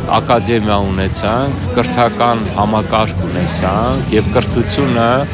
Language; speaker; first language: Armenian; native; Armenian